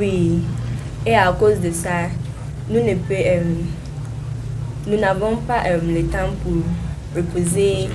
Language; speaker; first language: French; non-native, learner; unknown